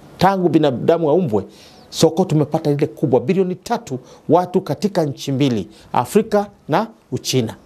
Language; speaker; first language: Swahili; non-native, local second language; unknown